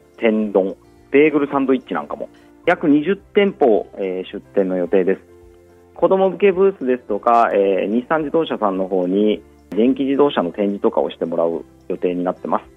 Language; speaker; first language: Japanese; native; Japanese